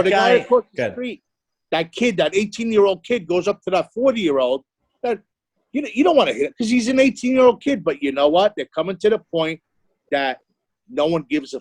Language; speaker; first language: English; native; English